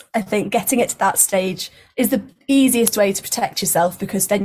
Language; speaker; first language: English; native; English